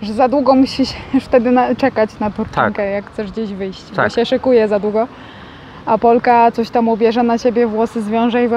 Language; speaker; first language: Polish; native; Polish